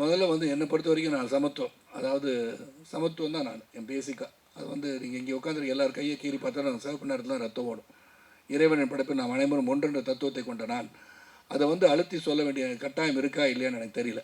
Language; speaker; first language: Tamil; native; Tamil